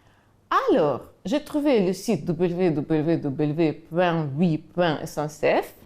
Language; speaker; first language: French; non-native, fluent; Ukrainian